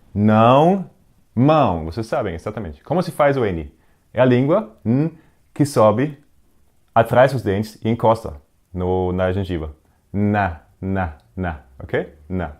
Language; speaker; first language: Portuguese; non-native, fluent; Danish